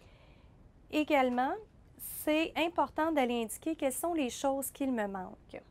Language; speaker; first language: French; native; French